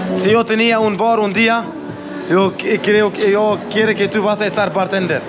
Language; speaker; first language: Spanish; non-native, learner; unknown